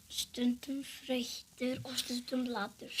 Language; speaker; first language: Icelandic; early bilingual, other home language; Portuguese